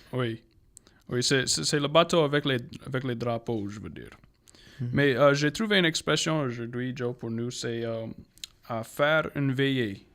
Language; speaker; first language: French; non-native, local second language; English